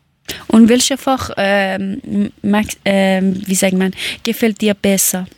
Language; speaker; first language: German; non-native, learner; Persian